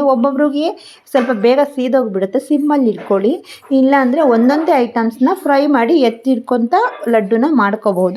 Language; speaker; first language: Kannada; native; Kannada